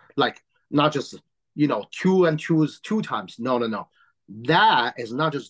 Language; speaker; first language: English; non-native, learner; Chinese